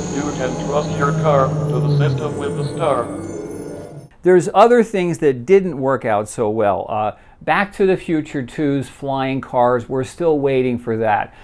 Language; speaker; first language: English; native; English